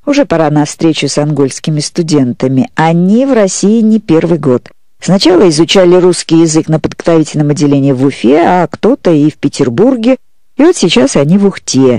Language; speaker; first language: Russian; native; Russian